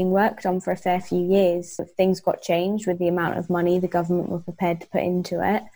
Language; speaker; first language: English; native; English